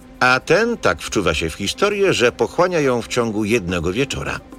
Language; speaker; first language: Polish; native; Polish